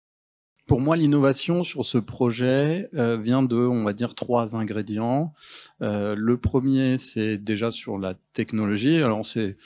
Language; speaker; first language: French; native; French